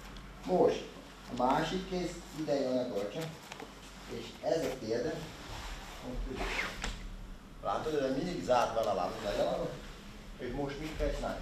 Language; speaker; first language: Hungarian; non-native, learner; Portuguese